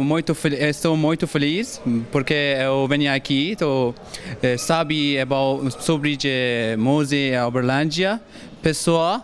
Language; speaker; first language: Portuguese; non-native, learner; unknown